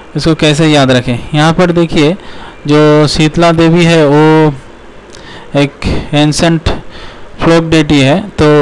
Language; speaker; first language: Hindi; non-native, local second language; Bangla